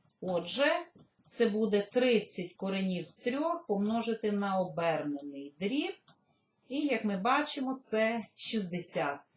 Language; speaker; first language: Ukrainian; native; Ukrainian